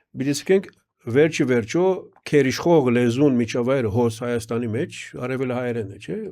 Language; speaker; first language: Armenian; early bilingual, heritage; Armenian